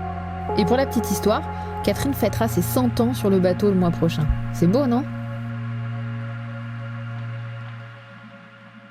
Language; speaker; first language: French; native; French